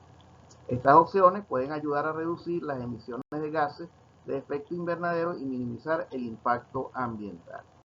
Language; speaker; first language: Spanish; native; Spanish